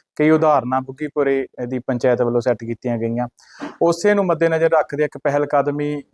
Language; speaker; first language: Punjabi; native; Punjabi